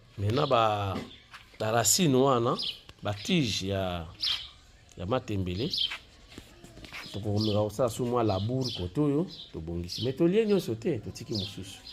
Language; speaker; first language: Lingala; non-native, local second language; Kongo